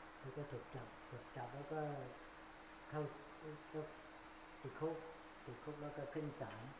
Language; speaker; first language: Thai; non-native, learner; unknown